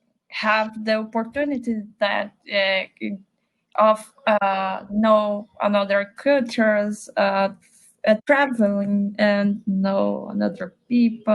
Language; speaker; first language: English; non-native, learner; Portuguese